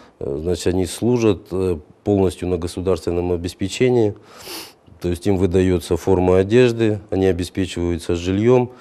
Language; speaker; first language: Russian; native; Russian